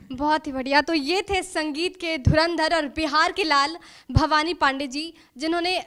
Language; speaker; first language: Hindi; native; Hindi